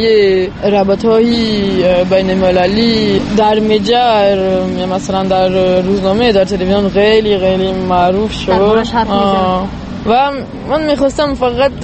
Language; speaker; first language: Persian; non-native, fluent; French